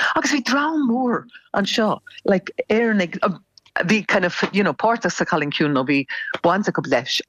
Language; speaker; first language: Irish; non-native, local second language; English